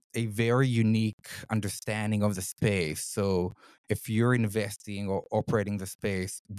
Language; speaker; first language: English; non-native, fluent; Hebrew